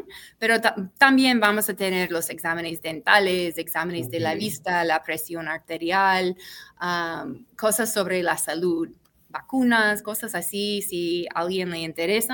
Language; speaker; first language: Spanish; non-native, fluent; English